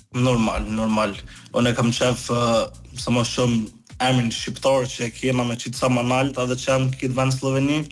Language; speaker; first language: Albanian; early bilingual, heritage; Albanian